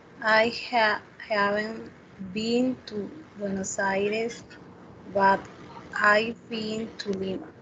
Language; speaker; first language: English; non-native, learner; Spanish